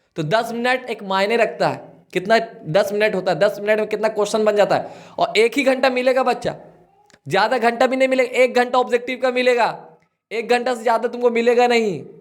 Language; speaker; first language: Hindi; native; Hindi